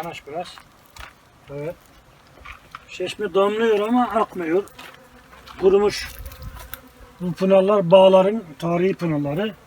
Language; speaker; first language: Turkish; native; Turkish